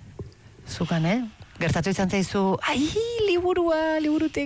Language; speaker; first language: Basque; native; Basque